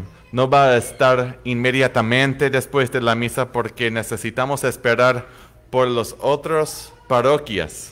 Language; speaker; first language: Spanish; non-native, fluent; English